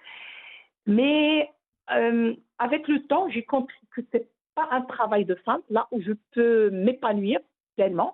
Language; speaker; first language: French; non-native, local second language; Arabic